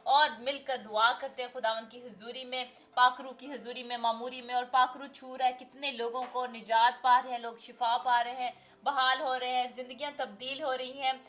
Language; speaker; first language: Urdu; non-native, local second language; Punjabi